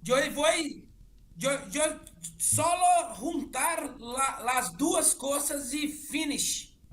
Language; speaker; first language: Spanish; non-native, learner; Portuguese